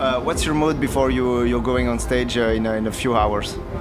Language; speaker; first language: English; non-native, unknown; French